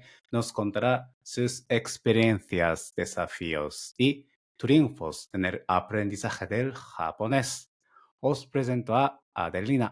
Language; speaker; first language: Spanish; non-native, fluent; Japanese